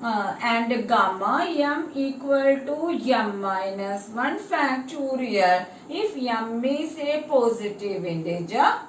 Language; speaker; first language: English; non-native, local second language; Malayalam